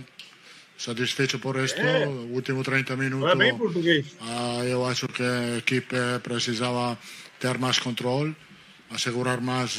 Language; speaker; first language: Portuguese; non-native, fluent; Italian